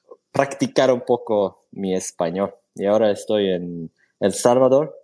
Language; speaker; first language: Spanish; non-native, fluent; Swedish